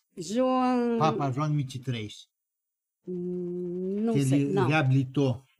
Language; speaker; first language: Portuguese; non-native, fluent; Romanian